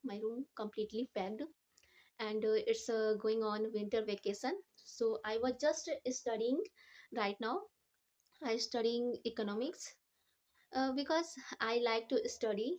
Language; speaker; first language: English; non-native, learner; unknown